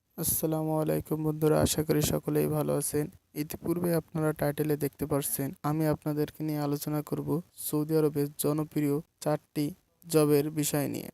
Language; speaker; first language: Bangla; native; Bangla